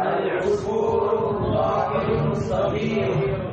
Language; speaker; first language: Arabic; non-native, learner; Indonesian